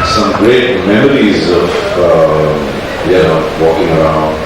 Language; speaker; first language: English; non-native, local second language; Kannada